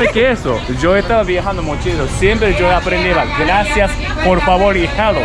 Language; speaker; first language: Spanish; non-native, learner; Japanese